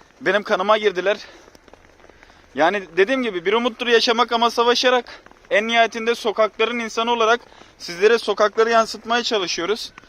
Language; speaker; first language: Turkish; native; Turkish